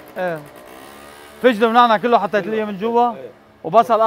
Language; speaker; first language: Arabic; native; Arabic